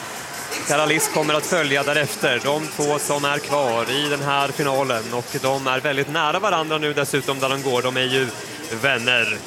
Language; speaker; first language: Swedish; native; Swedish